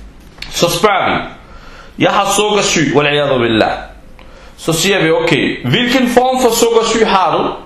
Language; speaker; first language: Danish; non-native, fluent; Arabic